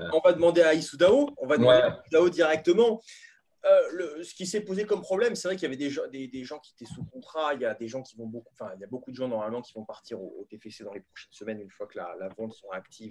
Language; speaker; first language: French; native; French